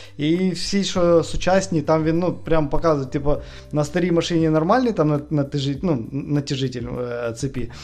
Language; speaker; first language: Ukrainian; non-native, local second language; Russian